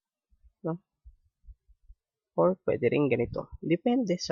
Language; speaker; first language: Filipino; native; Filipino